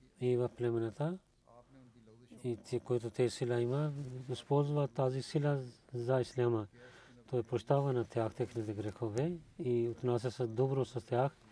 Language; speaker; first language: Bulgarian; non-native, learner; Urdu